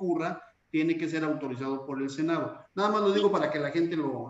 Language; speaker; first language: Spanish; native; Spanish